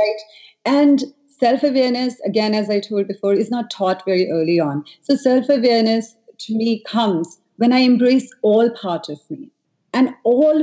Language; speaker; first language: English; non-native, local second language; Hindi